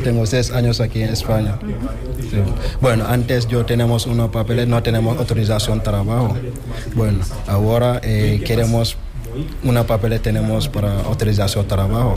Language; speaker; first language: Spanish; non-native, learner; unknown